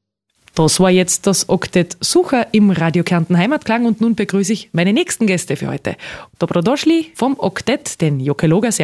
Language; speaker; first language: German; native; German